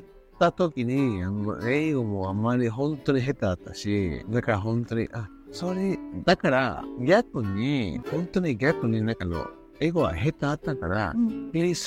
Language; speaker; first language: Japanese; non-native, learner; Spanish